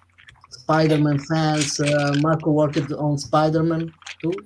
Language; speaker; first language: English; non-native, learner; Italian